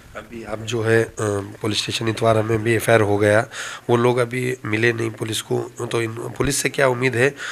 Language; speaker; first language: Hindi; non-native, local second language; Urdu